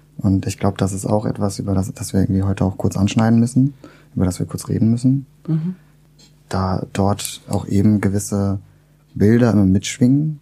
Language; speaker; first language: German; early bilingual, other home language; Turkish